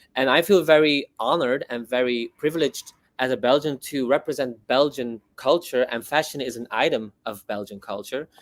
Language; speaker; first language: English; non-native, fluent; Dutch